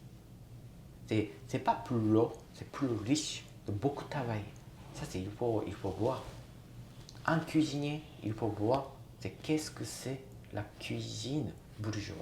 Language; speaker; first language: French; non-native, learner; Japanese